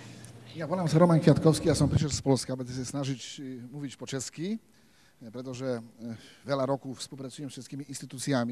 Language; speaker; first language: Slovak; non-native, learner; Polish